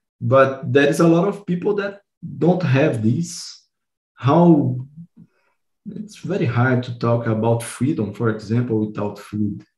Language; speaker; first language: English; non-native, fluent; Spanish